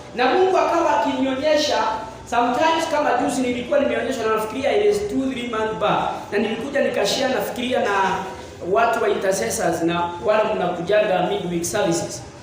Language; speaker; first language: Swahili; non-native, local second language; Kikuyu